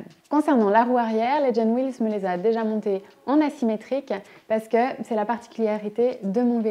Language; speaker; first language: French; native; French